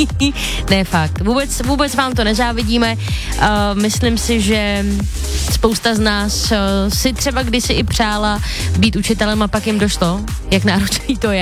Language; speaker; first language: Czech; native; Czech